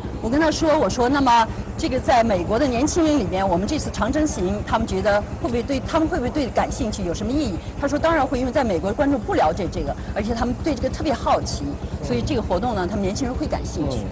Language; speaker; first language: Chinese; native; Chinese